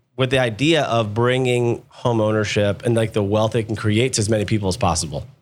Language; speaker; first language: English; native; English